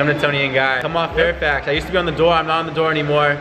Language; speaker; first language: English; native; English